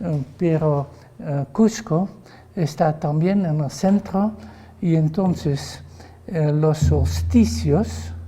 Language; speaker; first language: Spanish; non-native, fluent; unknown